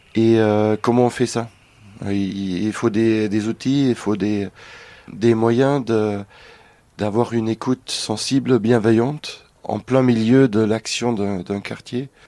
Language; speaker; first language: French; non-native, fluent; German